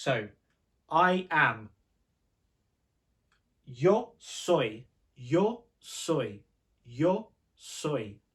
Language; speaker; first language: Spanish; non-native, fluent; English